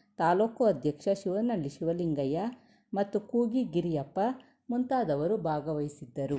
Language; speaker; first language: Kannada; native; Kannada